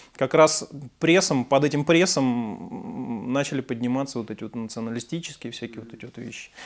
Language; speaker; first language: Russian; native; Russian